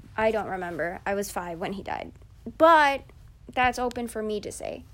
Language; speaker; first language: English; early bilingual, other home language; Filipino